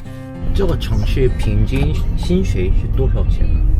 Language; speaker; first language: Chinese; non-native, fluent; Korean